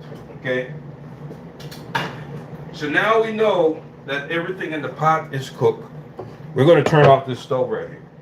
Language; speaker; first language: English; native; English